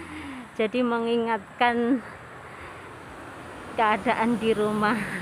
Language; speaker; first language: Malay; non-native, local second language; Javanese